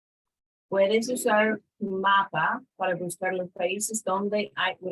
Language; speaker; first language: Spanish; non-native, fluent; English